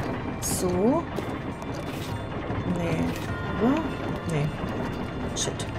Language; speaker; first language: German; native; German